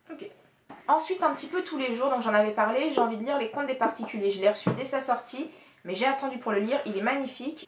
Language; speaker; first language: French; native; French